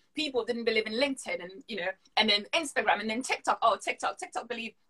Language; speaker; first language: English; non-native, fluent; French